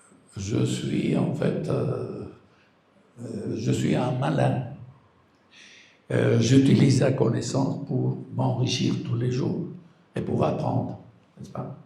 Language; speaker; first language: French; non-native, fluent; Spanish